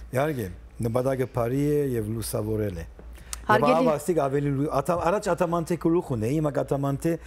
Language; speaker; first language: Armenian; early bilingual, heritage; Armenian